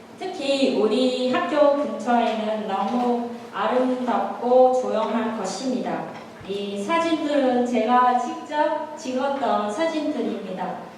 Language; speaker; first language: Korean; non-native, learner; Vietnamese